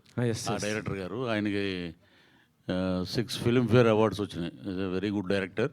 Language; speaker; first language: Telugu; native; Telugu